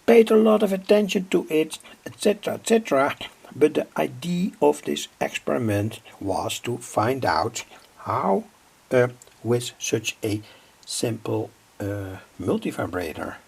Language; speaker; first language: English; non-native, fluent; Dutch